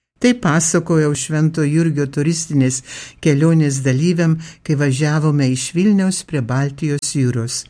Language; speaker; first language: Lithuanian; early bilingual, heritage; Lithuanian